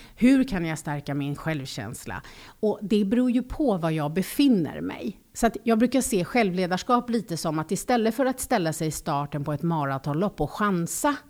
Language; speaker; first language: Swedish; native; Swedish